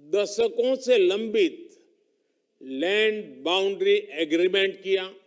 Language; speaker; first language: Hindi; non-native, local second language; Gujarati